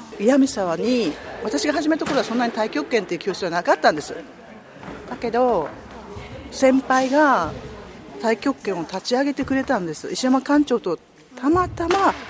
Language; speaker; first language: Japanese; non-native, fluent; Chinese